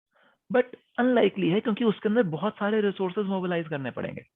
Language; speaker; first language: Hindi; native; Hindi